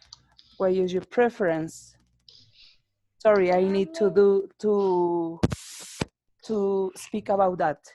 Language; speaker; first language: English; non-native, learner; Spanish